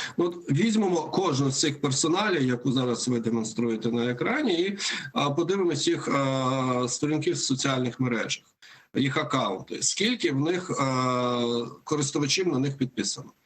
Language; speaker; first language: Ukrainian; native; Ukrainian